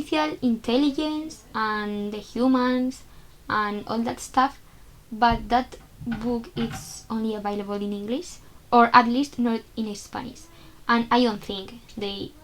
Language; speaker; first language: English; non-native, fluent; Spanish